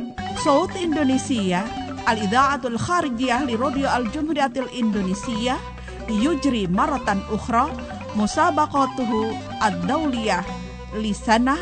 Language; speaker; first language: Arabic; non-native, fluent; Indonesian